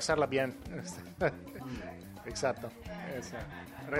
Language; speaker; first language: Portuguese; non-native, learner; Italian